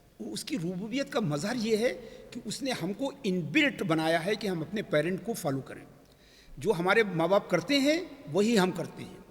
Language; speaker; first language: Urdu; native; Urdu